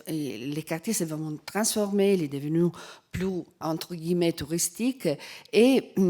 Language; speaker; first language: French; non-native, fluent; Italian